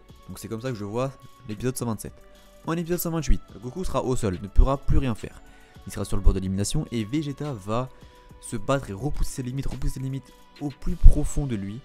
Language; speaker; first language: French; native; French